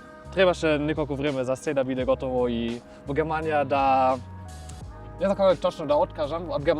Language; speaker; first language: Macedonian; non-native, fluent; German